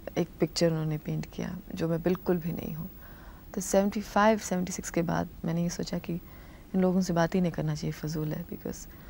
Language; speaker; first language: Hindi; non-native, local second language; Telugu